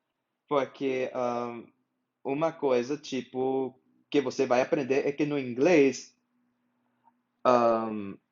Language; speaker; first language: Portuguese; non-native, fluent; English